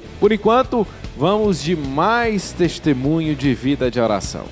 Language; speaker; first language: Portuguese; native; Portuguese